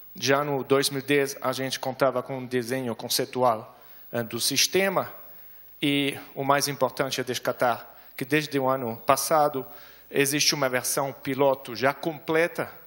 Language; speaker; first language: Portuguese; non-native, fluent; German